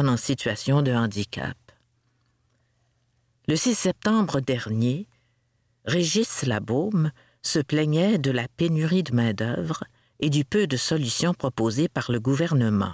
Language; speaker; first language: French; native; French